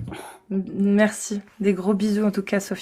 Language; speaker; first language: French; native; French